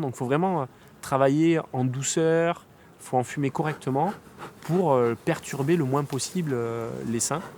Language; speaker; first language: French; native; French